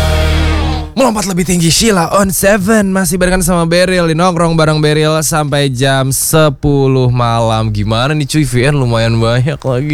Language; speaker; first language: Indonesian; native; Indonesian